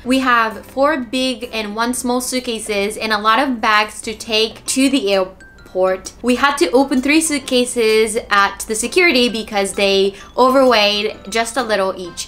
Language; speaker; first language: English; non-native, fluent; Japanese